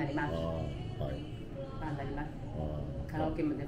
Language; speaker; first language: Japanese; native; Japanese